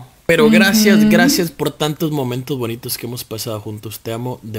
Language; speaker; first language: Spanish; native; Spanish